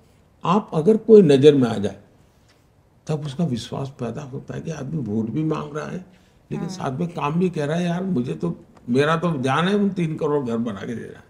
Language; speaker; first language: Hindi; non-native, local second language; Gujarati